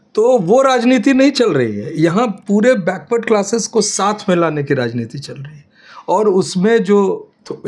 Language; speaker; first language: Hindi; native; Hindi